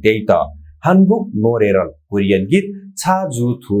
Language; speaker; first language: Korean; non-native, fluent; Nepali